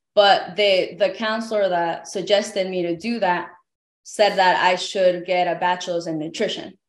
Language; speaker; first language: English; early bilingual, other home language; Spanish